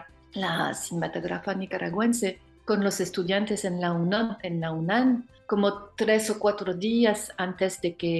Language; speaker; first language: Spanish; non-native, fluent; French